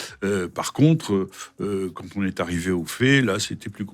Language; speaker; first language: French; native; French